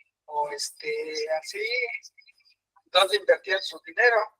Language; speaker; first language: Spanish; native; Spanish